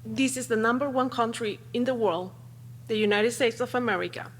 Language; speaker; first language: English; non-native, fluent; Spanish